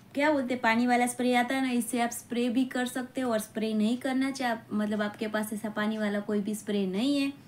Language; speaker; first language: Hindi; non-native, local second language; Gujarati